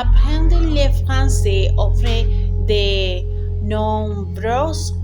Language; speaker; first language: French; non-native, learner; Spanish